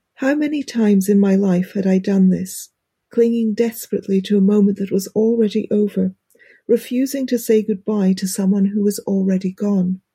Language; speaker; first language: English; native; English